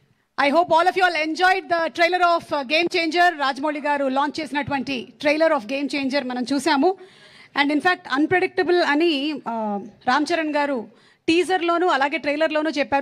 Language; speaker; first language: Telugu; native; Telugu